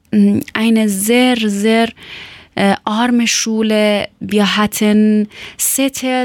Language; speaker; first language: German; non-native, learner; Persian